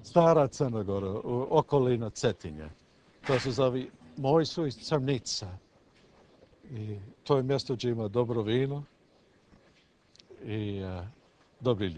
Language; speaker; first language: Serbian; early bilingual, heritage; English